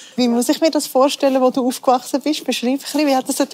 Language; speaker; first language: German; native; German